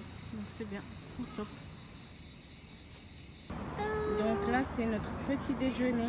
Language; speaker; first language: French; native; French